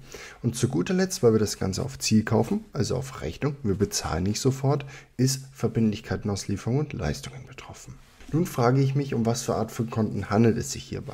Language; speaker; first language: German; native; German